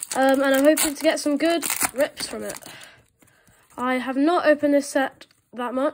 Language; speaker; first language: English; native; English